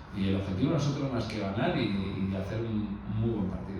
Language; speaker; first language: Spanish; non-native, local second language; Basque